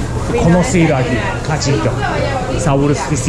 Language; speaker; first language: Spanish; non-native, learner; Japanese